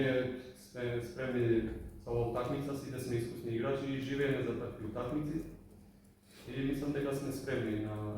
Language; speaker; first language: Macedonian; non-native, local second language; Albanian